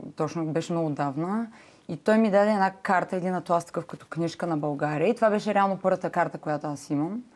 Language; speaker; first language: Bulgarian; native; Bulgarian